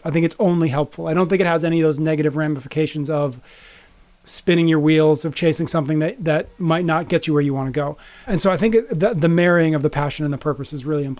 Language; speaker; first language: English; native; English